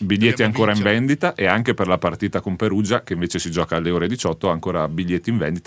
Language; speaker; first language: Italian; native; Italian